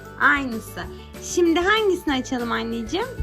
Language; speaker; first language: Turkish; native; Turkish